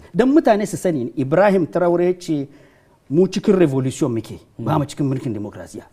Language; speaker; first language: Hausa; non-native, local second language; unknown